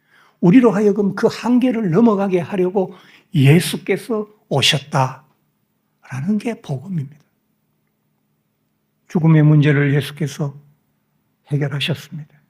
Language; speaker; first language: Korean; native; Korean